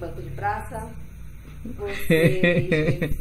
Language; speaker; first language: Portuguese; native; Portuguese